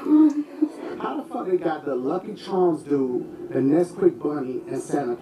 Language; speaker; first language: English; native; English